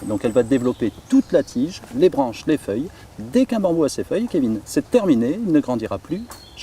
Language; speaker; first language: French; native; French